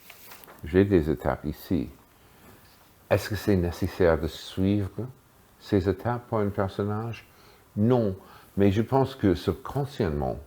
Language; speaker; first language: French; non-native, fluent; English